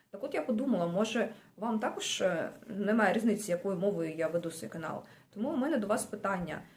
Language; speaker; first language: Ukrainian; non-native, local second language; Russian